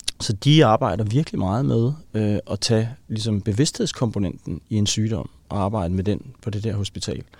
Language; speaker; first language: Danish; native; Danish